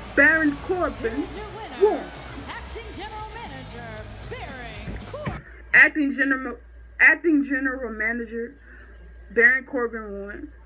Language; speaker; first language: English; native; English